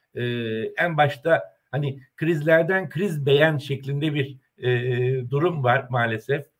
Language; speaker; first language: Turkish; native; Turkish